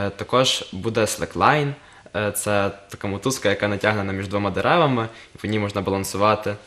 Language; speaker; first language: Ukrainian; native; Ukrainian